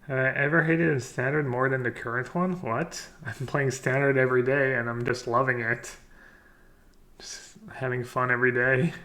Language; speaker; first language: English; non-native, fluent; French